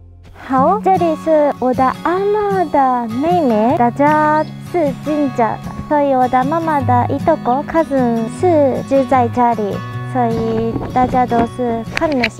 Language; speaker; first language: Chinese; non-native, fluent; Japanese